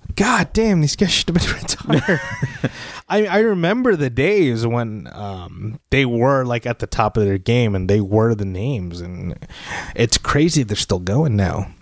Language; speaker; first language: English; early bilingual, other home language; Filipino